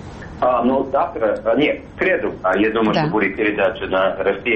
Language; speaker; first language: Russian; non-native, fluent; English